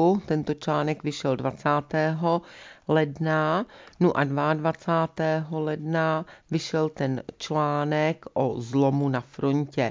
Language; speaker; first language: Czech; native; Czech